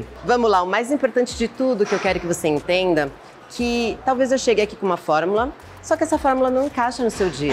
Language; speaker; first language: Portuguese; native; Portuguese